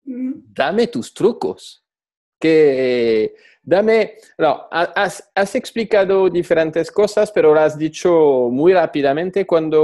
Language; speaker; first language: Spanish; non-native, fluent; French